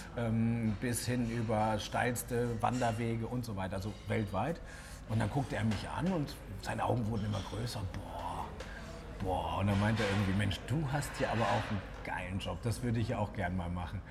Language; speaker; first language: German; native; German